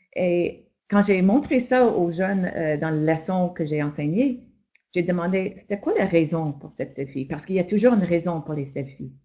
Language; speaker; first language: French; non-native, fluent; English